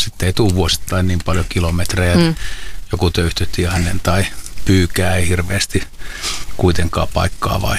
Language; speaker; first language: Finnish; native; Finnish